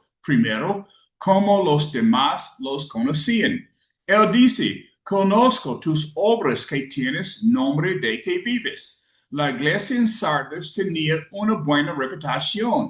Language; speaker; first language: Spanish; non-native, learner; English